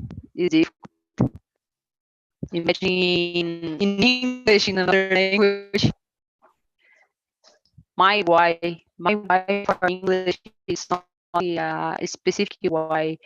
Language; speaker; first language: English; non-native, learner; Portuguese